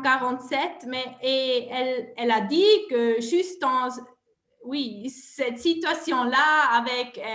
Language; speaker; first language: French; non-native, local second language; German